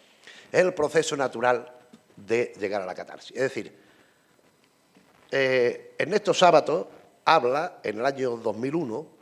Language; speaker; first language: Spanish; native; Spanish